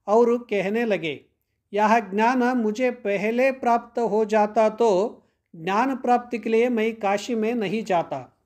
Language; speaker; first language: Hindi; non-native, local second language; Kannada